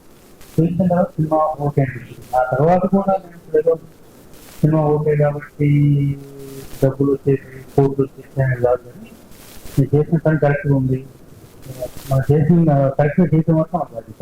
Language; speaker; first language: Telugu; native; Telugu